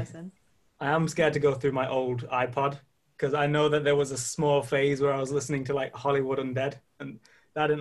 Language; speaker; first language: English; native; English